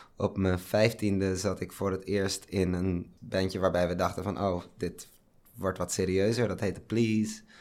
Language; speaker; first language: Dutch; native; Dutch